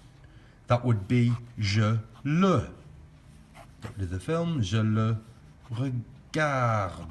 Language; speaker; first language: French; non-native, fluent; English